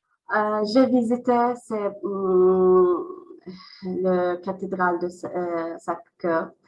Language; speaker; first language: French; non-native, learner; Azerbaijani